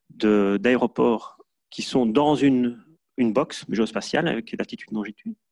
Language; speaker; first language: French; native; French